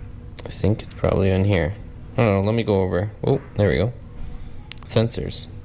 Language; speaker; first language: English; native; English